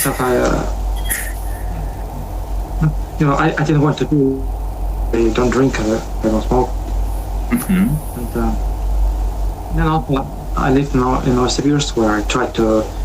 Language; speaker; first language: English; non-native, learner; Russian